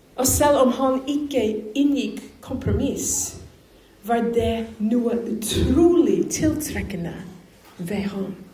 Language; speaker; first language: Norwegian; non-native, fluent; English